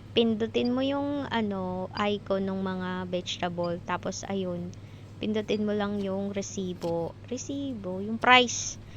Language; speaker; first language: Filipino; native; Filipino